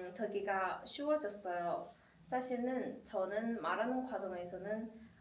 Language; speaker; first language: Korean; non-native, fluent; Chinese